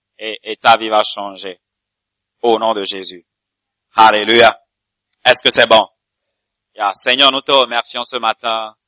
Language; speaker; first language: French; non-native, fluent; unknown